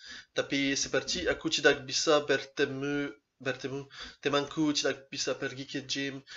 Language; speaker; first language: Indonesian; non-native, learner; French